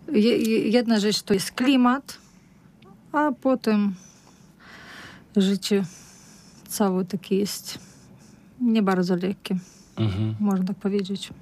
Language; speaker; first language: Polish; non-native, learner; Russian